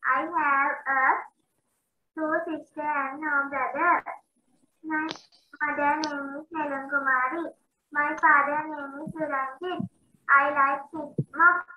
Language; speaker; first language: English; non-native, learner; Sinhala